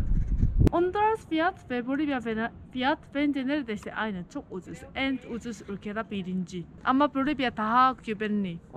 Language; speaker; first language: Turkish; non-native, learner; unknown